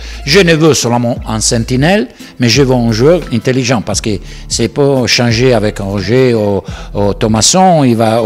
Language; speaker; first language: French; non-native, learner; Italian